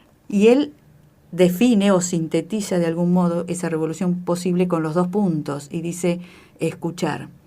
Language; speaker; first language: Spanish; native; Spanish